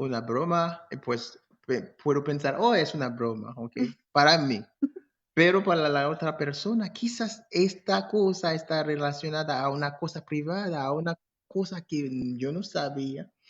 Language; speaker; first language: Spanish; non-native, fluent; English